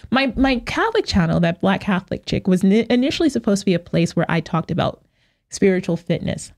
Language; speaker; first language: English; native; English